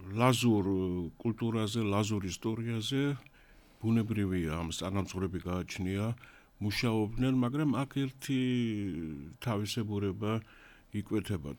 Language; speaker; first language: Georgian; native; Georgian